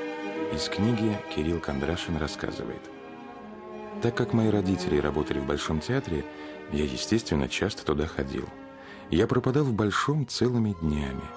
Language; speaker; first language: Russian; native; Russian